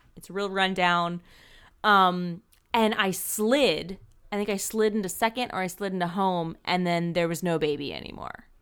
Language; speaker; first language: English; native; English